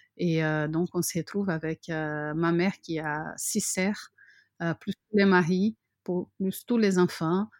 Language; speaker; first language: French; non-native, fluent; Portuguese